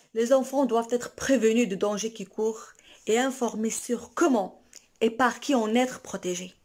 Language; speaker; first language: French; non-native, local second language; Arabic